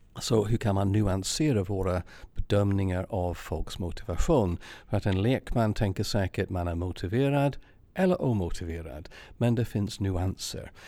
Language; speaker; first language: Swedish; non-native, fluent; English